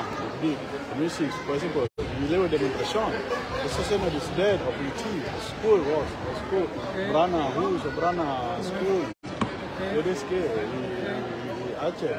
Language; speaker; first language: Danish; non-native, learner; Achinese